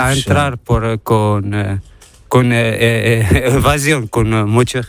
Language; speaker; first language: Spanish; non-native, learner; Arabic